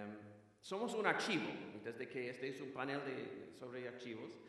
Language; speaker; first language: Spanish; non-native, fluent; English